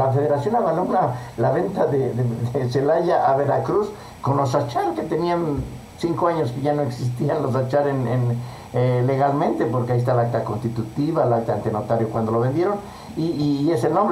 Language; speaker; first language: Spanish; native; Spanish